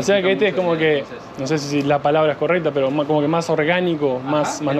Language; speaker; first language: Spanish; native; Spanish